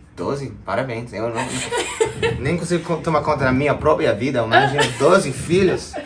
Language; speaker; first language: Portuguese; non-native, fluent; English